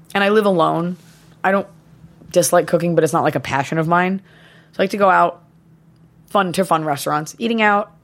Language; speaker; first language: English; native; English